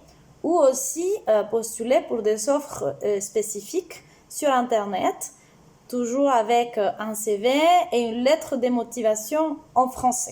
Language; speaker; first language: French; non-native, fluent; Spanish